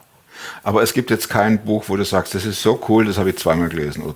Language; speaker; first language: German; native; German